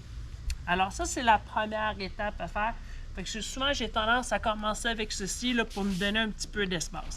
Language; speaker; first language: French; native; French